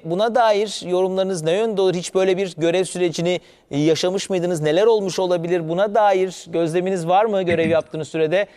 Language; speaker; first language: Turkish; native; Turkish